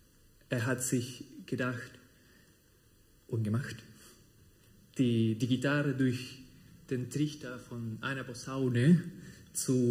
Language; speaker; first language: German; non-native, fluent; Spanish